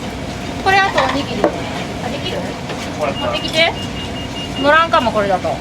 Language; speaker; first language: Japanese; native; Japanese